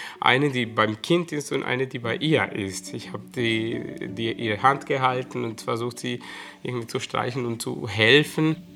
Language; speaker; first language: German; non-native, fluent; Spanish